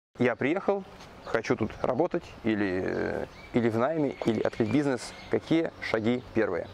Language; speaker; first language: Russian; native; Russian